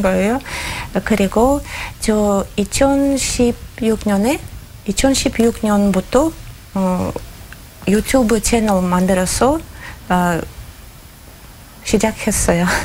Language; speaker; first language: Korean; non-native, learner; Russian